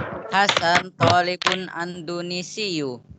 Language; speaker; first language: Arabic; non-native, learner; Indonesian